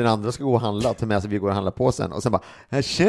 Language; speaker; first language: Swedish; native; Swedish